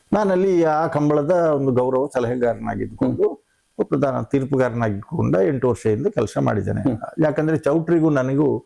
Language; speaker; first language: Kannada; non-native, local second language; Tulu